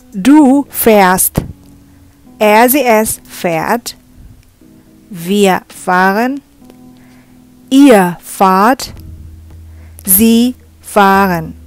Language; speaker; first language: German; non-native, fluent; Indonesian